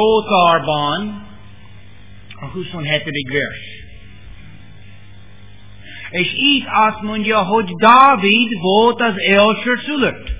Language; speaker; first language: Hungarian; non-native, learner; English